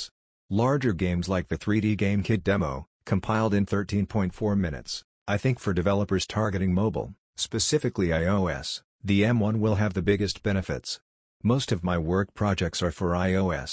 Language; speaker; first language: English; native; English